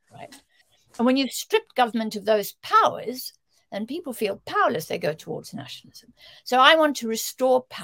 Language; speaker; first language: English; native; English